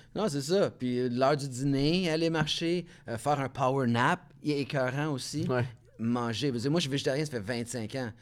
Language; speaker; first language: French; native; French